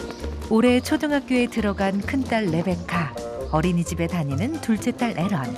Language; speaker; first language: Korean; native; Korean